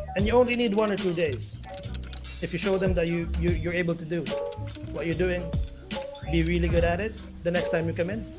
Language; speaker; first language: English; non-native, local second language; Cebuano